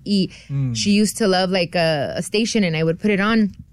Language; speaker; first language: English; early bilingual, other home language; Spanish